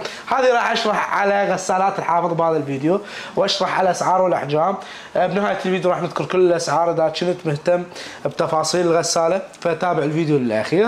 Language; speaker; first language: Arabic; native; Arabic